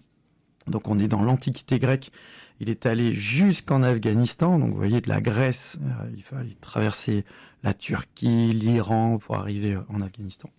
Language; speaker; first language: French; native; French